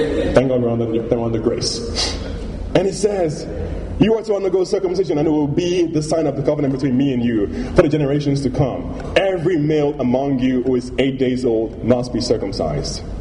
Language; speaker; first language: English; non-native, local second language; Yoruba